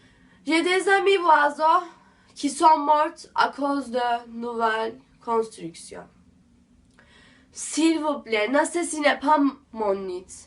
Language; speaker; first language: French; non-native, learner; Turkish